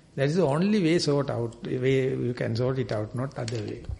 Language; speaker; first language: English; non-native, local second language; Sinhala